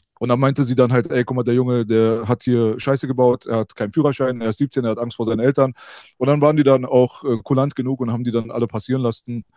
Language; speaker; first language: German; early bilingual, other home language; Persian